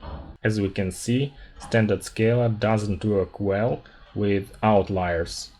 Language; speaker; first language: English; non-native, fluent; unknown